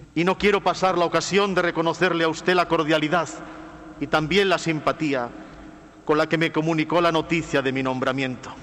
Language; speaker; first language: Spanish; native; Spanish